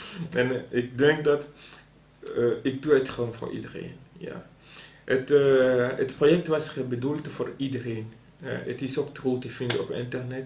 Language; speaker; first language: Dutch; non-native, local second language; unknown